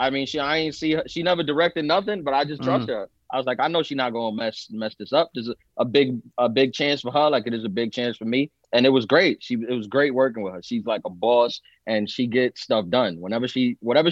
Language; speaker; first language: English; early bilingual, other home language; Spanish